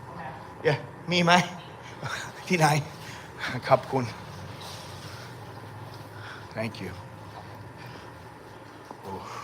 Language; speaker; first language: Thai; non-native, learner; English